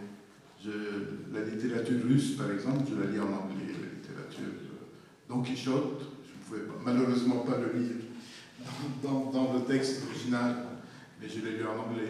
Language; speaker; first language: French; non-native, local second language; Arabic